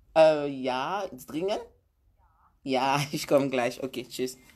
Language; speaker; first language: German; non-native, fluent; French